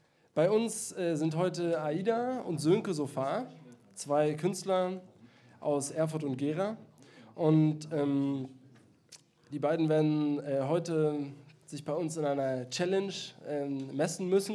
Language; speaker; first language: German; native; German